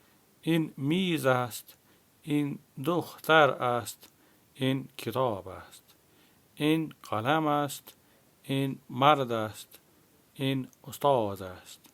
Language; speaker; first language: Persian; non-native, fluent; Urdu